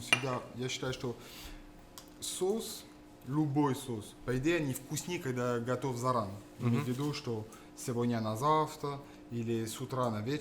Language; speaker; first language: Russian; non-native, fluent; French